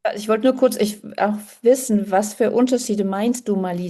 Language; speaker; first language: German; native; German